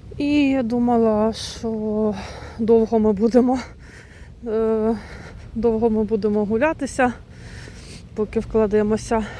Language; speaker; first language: Ukrainian; non-native, local second language; Russian